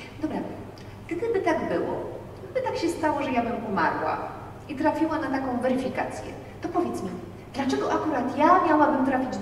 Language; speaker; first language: Polish; native; Polish